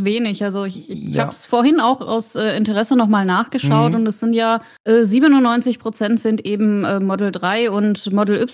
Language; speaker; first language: German; native; German